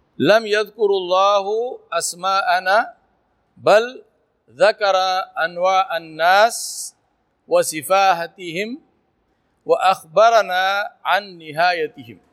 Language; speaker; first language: Arabic; non-native, fluent; Urdu